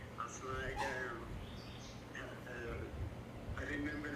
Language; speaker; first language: English; non-native, learner; Spanish